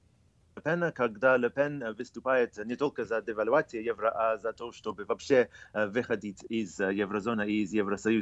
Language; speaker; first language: Russian; non-native, fluent; English